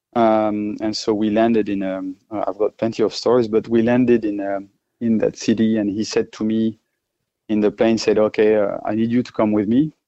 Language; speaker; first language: English; non-native, fluent; French